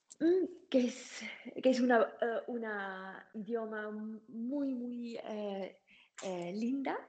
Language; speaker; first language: Spanish; non-native, learner; German